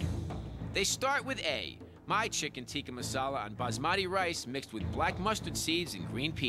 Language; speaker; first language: English; native; English